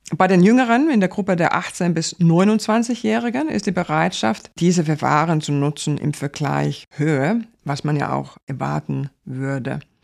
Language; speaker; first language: German; non-native, fluent; Finnish